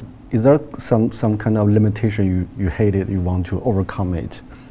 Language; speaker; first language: English; non-native, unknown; Chinese